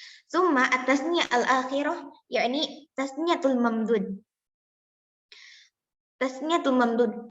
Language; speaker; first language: Arabic; non-native, learner; Indonesian